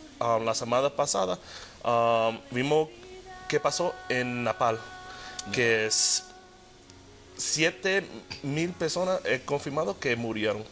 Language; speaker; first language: Spanish; early bilingual, heritage; Spanish